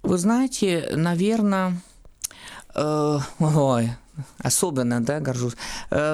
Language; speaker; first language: Russian; non-native, fluent; French